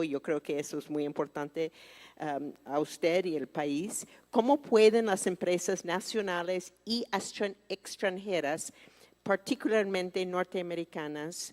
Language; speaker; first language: Spanish; non-native, fluent; English